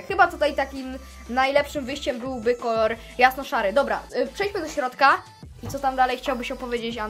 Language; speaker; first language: Polish; native; Polish